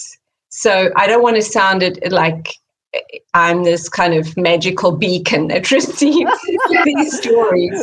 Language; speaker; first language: English; native; English